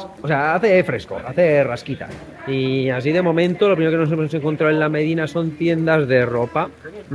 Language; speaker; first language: Spanish; native; Spanish